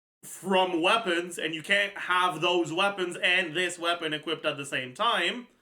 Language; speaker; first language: English; native; English